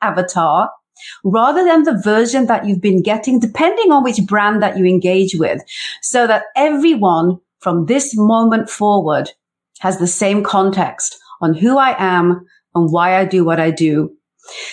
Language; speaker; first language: English; native; English